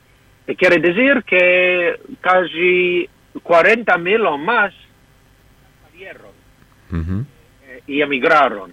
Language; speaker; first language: Spanish; non-native, fluent; English